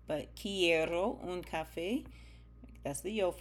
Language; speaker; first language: Spanish; non-native, learner; English